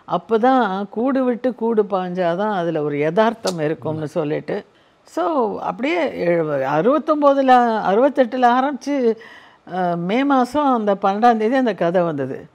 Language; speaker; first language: Tamil; native; Tamil